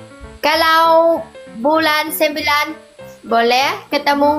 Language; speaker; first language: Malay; non-native, learner; Vietnamese